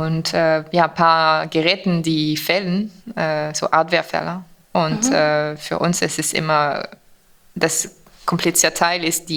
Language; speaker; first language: German; non-native, fluent; French